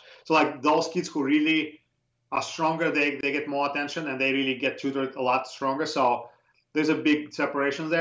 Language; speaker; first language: English; non-native, fluent; Russian